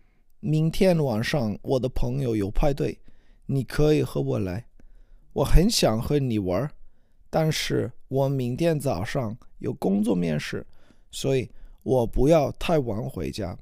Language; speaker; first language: Chinese; non-native, learner; English